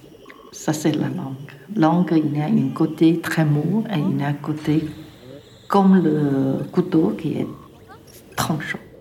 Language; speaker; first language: French; non-native, learner; Chinese